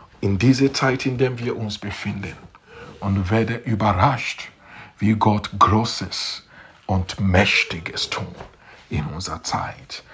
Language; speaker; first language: German; non-native, learner; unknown